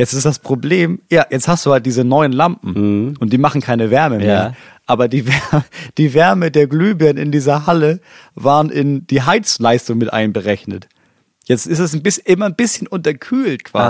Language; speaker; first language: German; native; German